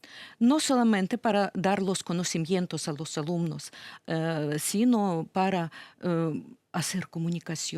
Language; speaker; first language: Spanish; non-native, fluent; Ukrainian